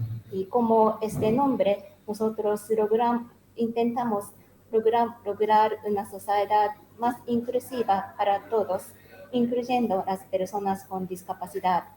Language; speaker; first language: Spanish; non-native, learner; Japanese